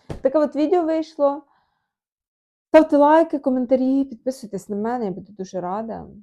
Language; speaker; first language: Ukrainian; non-native, local second language; Russian